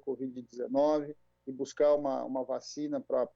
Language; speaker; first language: Portuguese; native; Portuguese